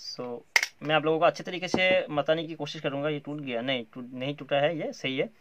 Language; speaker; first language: Hindi; non-native, local second language; Bangla